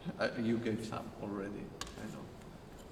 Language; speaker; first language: English; non-native, fluent; Slovenian